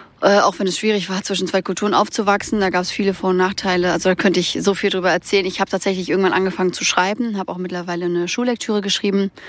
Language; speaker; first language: German; early bilingual, other home language; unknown